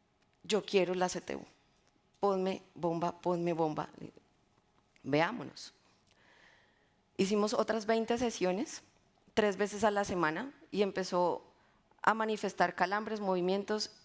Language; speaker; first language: Spanish; native; Spanish